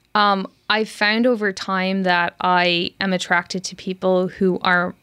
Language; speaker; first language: English; native; English